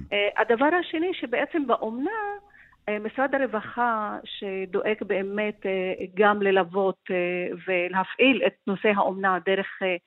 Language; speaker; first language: Hebrew; native; Hebrew